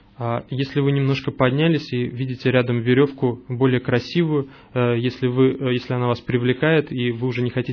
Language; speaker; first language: Russian; native; Russian